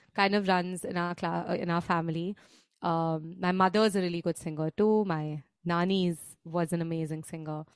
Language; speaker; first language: English; non-native, local second language; Hindi